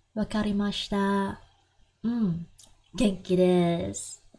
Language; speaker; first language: Japanese; non-native, learner; English